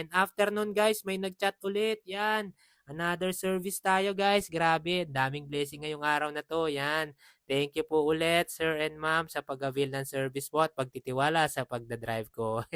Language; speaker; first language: Filipino; non-native, local second language; Pampanga